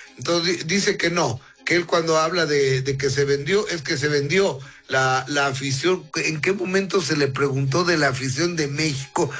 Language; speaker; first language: Spanish; native; Spanish